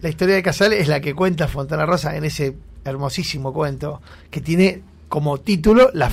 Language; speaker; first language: Spanish; native; Spanish